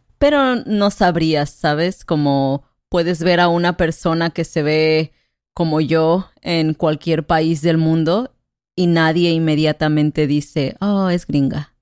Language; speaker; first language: Spanish; native; Spanish